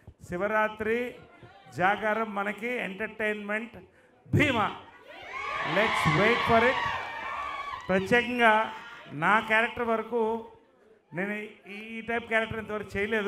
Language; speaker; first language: Telugu; native; Telugu